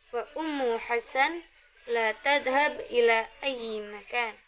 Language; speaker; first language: Arabic; non-native, learner; Indonesian